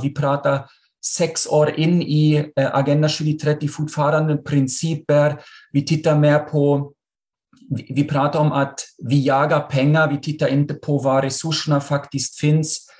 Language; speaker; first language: Swedish; non-native, fluent; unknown